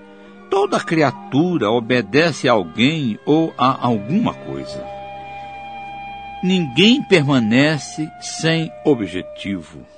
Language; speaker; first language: Portuguese; native; Portuguese